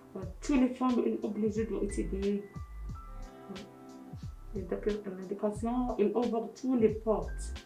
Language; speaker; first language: French; non-native, learner; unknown